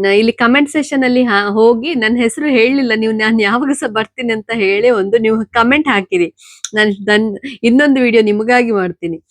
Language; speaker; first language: Kannada; non-native, local second language; Konkani